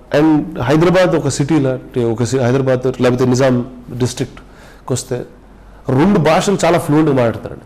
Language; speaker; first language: Telugu; native; Telugu